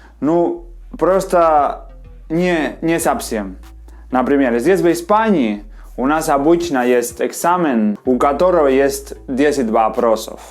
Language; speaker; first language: Russian; non-native, fluent; Spanish